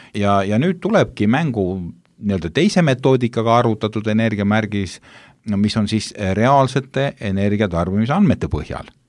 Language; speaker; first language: Estonian; native; Estonian